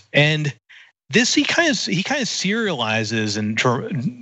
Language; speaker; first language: English; native; English